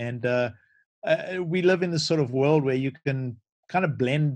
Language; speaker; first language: English; native; English